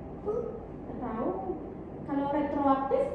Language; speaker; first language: Indonesian; native; Indonesian